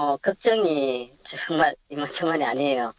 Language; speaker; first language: Korean; native; Korean